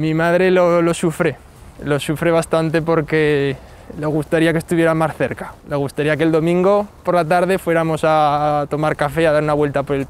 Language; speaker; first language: Spanish; native; Spanish